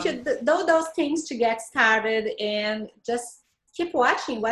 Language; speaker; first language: English; non-native, fluent; Portuguese